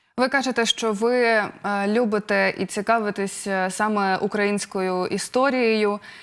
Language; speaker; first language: Ukrainian; native; Ukrainian